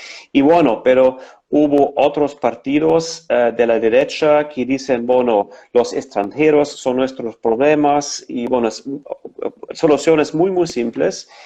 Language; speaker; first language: Spanish; non-native, fluent; German